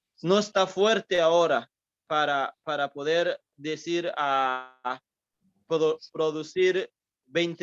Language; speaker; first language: Spanish; early bilingual, heritage; English